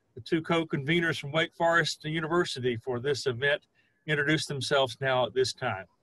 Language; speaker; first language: English; native; English